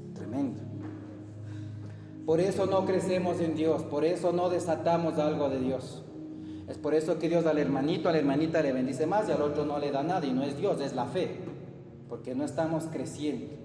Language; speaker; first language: Spanish; native; Spanish